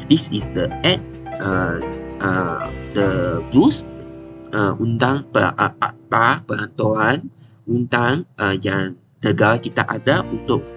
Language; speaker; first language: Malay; non-native, local second language; Chinese